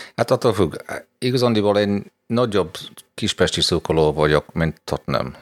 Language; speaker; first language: Hungarian; non-native, fluent; English